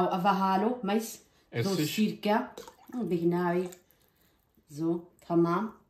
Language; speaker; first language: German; non-native, learner; Kurdish